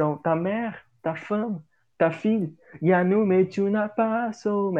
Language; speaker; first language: French; non-native, learner; Portuguese